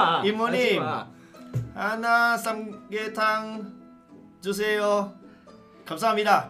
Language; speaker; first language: Korean; non-native, learner; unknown